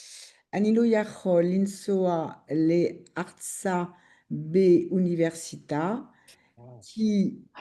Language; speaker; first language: Hebrew; non-native, learner; French